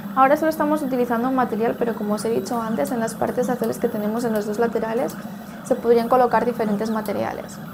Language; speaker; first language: Spanish; native; Spanish